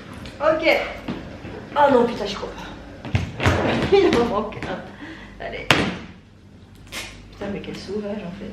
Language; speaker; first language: French; native; French